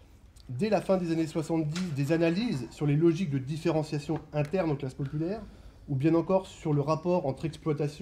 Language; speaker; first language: French; native; French